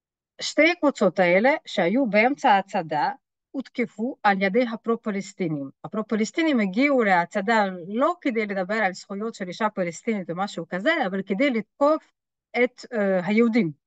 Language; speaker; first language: Hebrew; non-native, fluent; French